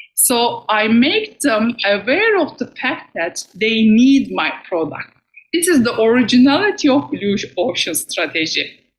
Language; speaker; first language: English; non-native, fluent; Turkish